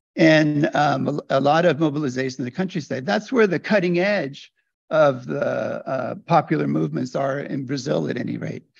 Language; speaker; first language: English; native; English